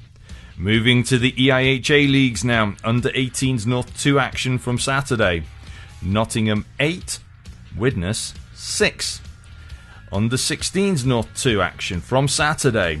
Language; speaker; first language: English; native; English